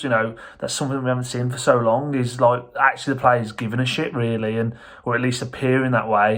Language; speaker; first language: English; native; English